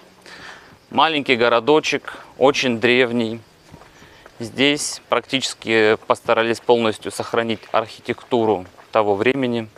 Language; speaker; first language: Russian; native; Russian